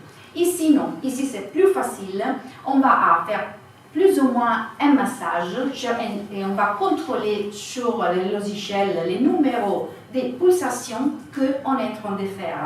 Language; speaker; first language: French; non-native, fluent; Italian